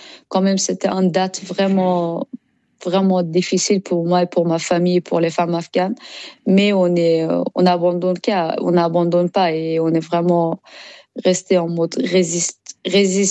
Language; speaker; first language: French; non-native, learner; Persian